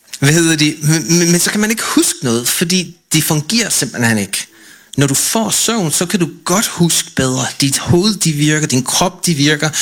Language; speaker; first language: Danish; non-native, fluent; English